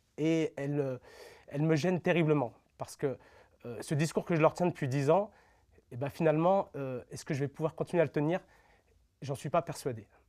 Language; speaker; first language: French; native; French